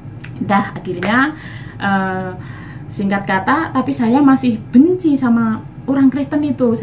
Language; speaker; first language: Indonesian; non-native, local second language; Javanese